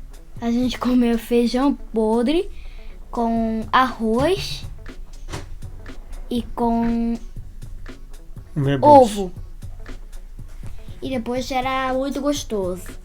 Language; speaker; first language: Portuguese; early bilingual, heritage; Portuguese